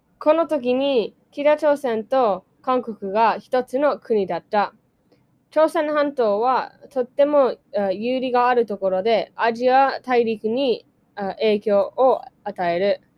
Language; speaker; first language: Japanese; non-native, learner; English